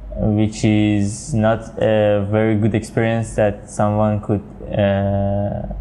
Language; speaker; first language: English; non-native, fluent; Persian